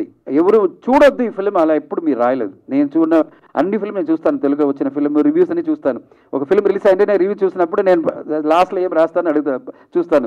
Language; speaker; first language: Telugu; non-native, fluent; Tamil